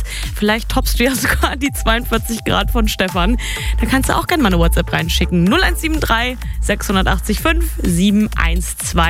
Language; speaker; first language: German; native; German